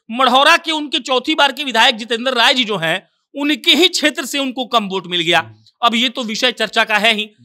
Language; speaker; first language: Hindi; native; Hindi